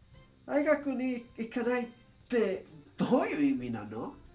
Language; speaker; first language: Japanese; non-native, learner; English